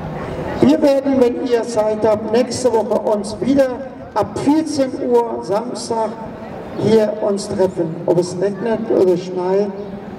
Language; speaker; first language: German; non-native, fluent; Persian